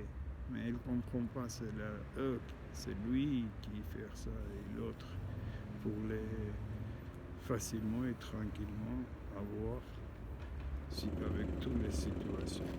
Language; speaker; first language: French; non-native, learner; Armenian